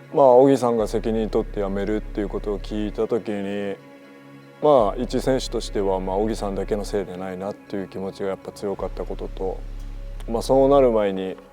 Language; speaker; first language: Japanese; native; Japanese